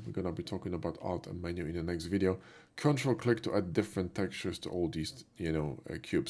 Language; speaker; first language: English; non-native, fluent; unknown